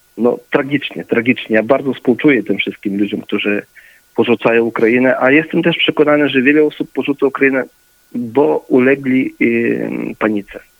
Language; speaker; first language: Polish; early bilingual, heritage; Polish